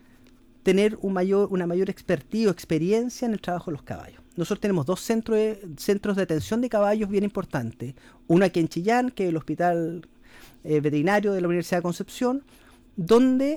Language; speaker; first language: Spanish; native; Spanish